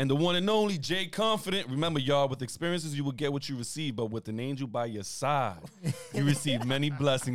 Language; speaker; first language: English; native; English